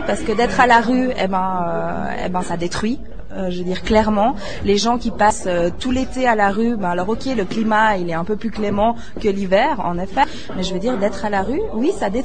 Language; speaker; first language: French; native; French